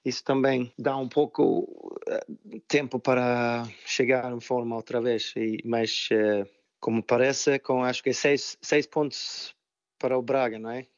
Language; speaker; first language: Portuguese; non-native, fluent; Swedish